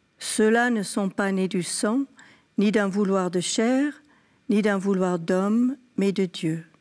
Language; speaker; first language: French; non-native, fluent; English